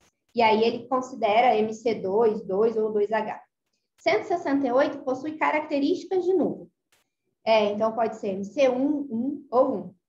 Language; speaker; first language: Portuguese; native; Portuguese